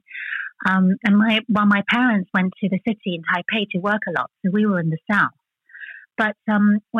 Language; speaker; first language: English; early bilingual, other home language; Chinese